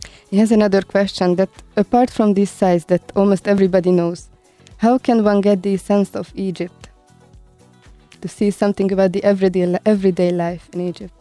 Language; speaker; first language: English; non-native, fluent; Hungarian